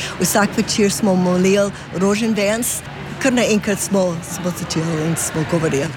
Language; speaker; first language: Slovenian; early bilingual, heritage; English